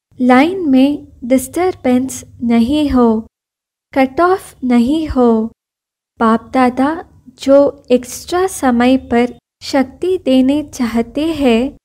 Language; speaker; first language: Hindi; non-native, local second language; Kannada